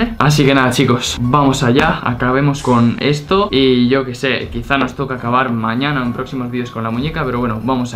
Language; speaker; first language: Spanish; native; Spanish